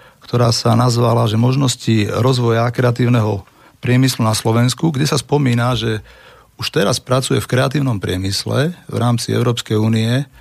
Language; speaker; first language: Slovak; native; Slovak